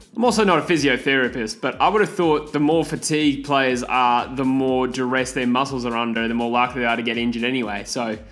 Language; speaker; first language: English; native; English